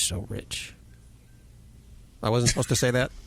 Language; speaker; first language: English; native; English